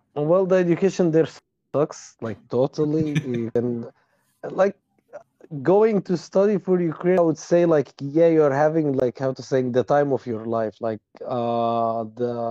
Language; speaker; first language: English; non-native, fluent; Arabic